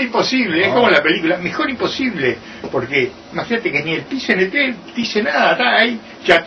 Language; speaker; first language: Spanish; native; Spanish